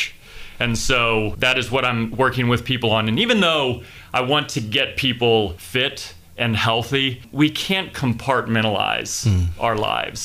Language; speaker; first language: English; native; English